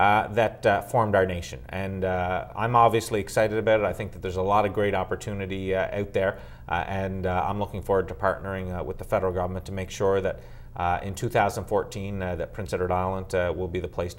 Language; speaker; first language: English; native; English